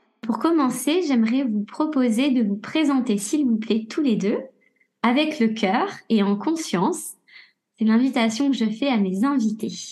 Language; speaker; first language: French; native; French